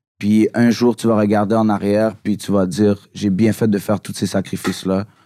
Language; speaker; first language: French; native; French